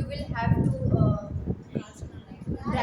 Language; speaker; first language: English; non-native, learner; Hindi